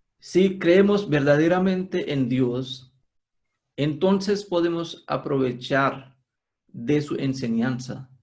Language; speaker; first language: Spanish; non-native, fluent; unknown